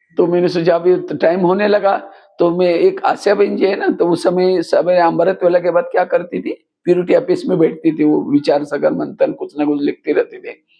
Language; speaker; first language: Hindi; non-native, local second language; Marathi